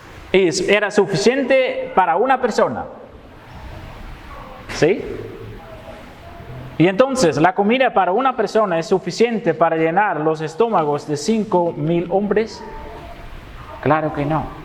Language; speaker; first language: Spanish; non-native, fluent; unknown